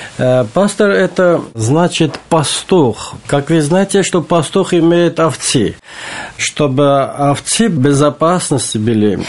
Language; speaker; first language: Russian; non-native, local second language; Armenian